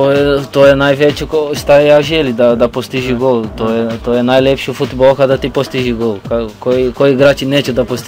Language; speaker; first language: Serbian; non-native, learner; Portuguese